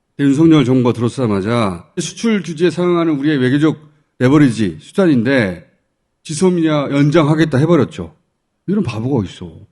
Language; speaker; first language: Korean; native; Korean